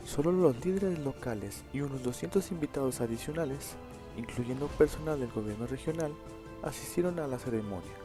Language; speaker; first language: Spanish; native; Spanish